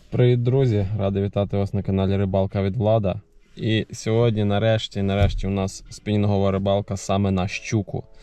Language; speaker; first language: Ukrainian; native; Ukrainian